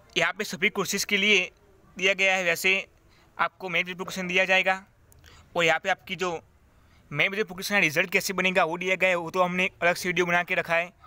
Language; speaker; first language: Hindi; non-native, local second language; Gujarati